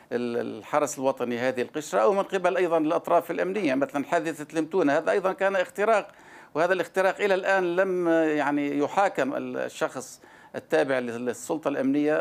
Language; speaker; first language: Arabic; native; Arabic